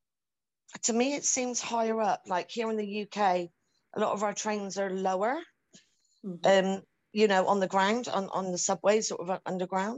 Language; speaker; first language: English; native; English